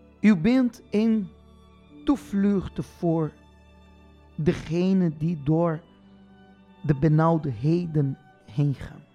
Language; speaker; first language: Dutch; non-native, fluent; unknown